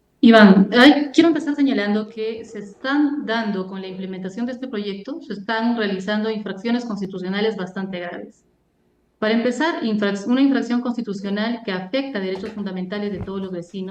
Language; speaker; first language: Spanish; native; Spanish